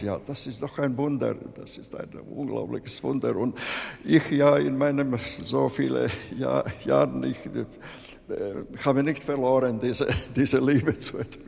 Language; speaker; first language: German; non-native, fluent; Latvian